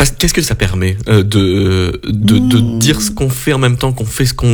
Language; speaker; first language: French; native; French